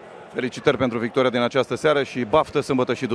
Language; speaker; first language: Romanian; native; Romanian